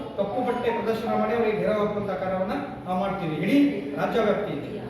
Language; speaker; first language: Kannada; non-native, local second language; Lambadi